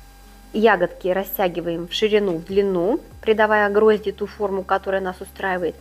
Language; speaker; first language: Russian; native; Russian